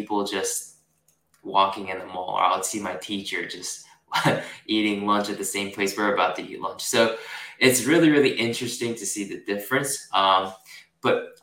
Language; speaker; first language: English; early bilingual, other home language; Japanese